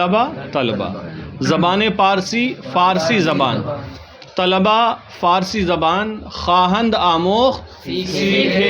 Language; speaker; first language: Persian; non-native, fluent; Urdu